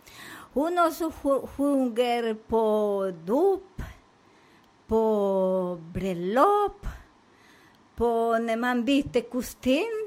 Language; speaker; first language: Swedish; non-native, learner; Spanish